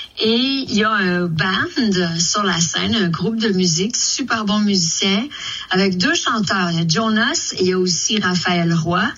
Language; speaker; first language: French; native; French